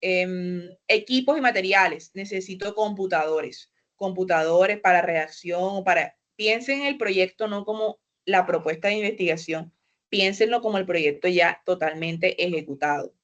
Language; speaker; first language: Spanish; native; Spanish